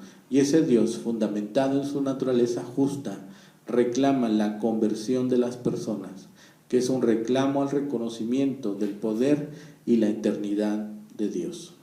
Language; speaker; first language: Spanish; native; Spanish